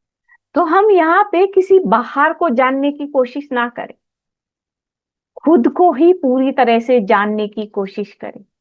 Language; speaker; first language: Hindi; native; Hindi